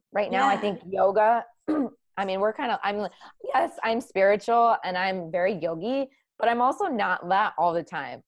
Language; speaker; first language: English; native; English